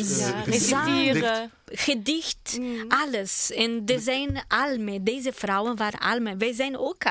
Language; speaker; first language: Dutch; non-native, learner; Portuguese